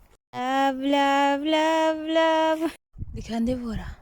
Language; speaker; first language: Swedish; non-native, learner; Filipino